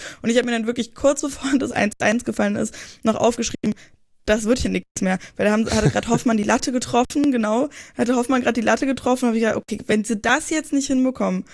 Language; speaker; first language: German; native; German